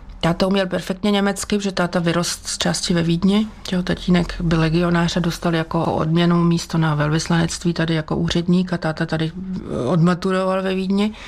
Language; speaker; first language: Czech; native; Czech